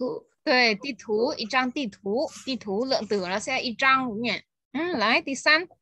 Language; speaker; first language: Chinese; non-native, fluent; Vietnamese